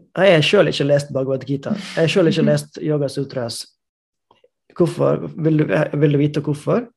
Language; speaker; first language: Norwegian; non-native, fluent; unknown